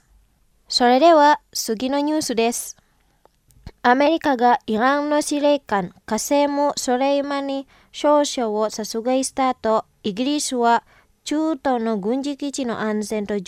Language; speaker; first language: Japanese; non-native, fluent; Indonesian